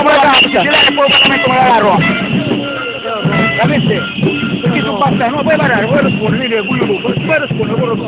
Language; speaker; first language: Italian; native; Italian